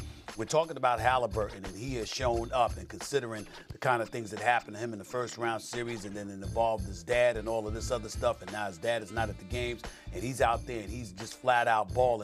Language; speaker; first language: English; native; English